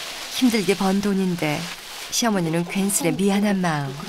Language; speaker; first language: Korean; native; Korean